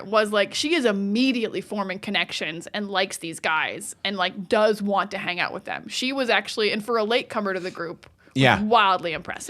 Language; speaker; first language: English; native; English